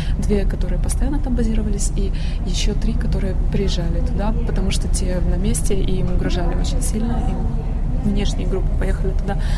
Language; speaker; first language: Russian; non-native, local second language; Ukrainian